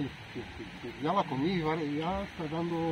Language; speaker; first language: Spanish; non-native, fluent; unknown